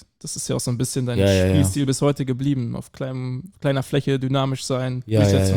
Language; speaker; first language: German; native; German